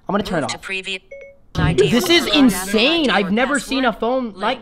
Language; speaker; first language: English; native; English